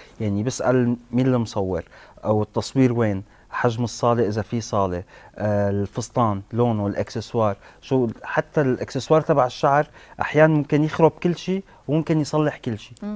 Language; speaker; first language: Arabic; native; Arabic